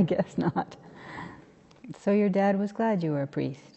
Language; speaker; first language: English; native; English